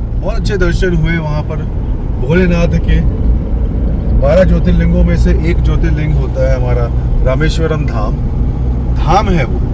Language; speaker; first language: Hindi; native; Hindi